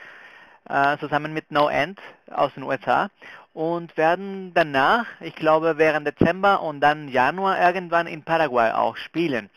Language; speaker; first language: German; non-native, fluent; Spanish